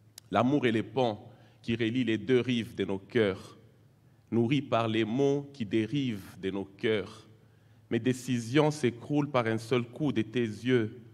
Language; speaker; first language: French; non-native, local second language; Swahili